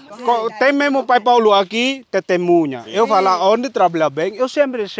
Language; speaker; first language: Portuguese; non-native, learner; Vietnamese